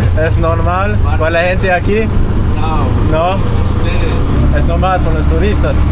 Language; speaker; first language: Spanish; non-native, learner; English